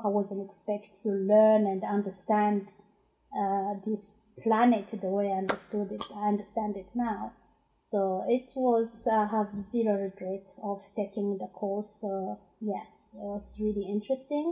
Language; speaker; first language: English; non-native, fluent; Rundi